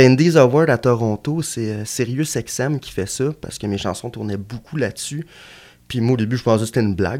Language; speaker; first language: French; native; French